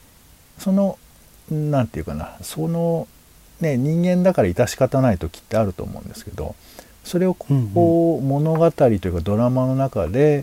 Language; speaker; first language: Japanese; native; Japanese